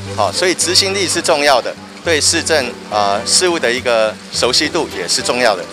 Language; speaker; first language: Chinese; native; Chinese